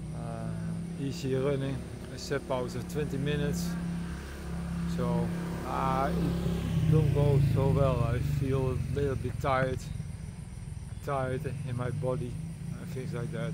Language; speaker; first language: English; non-native, learner; Dutch